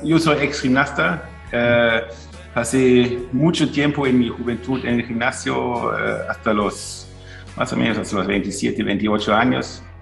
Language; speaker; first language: Spanish; non-native, fluent; German